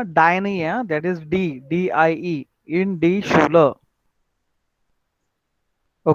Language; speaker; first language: German; non-native, learner; Marathi